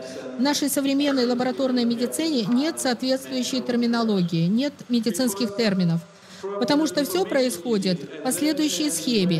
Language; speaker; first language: Russian; native; Russian